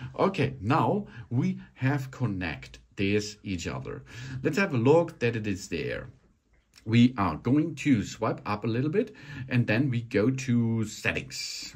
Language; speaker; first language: English; non-native, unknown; German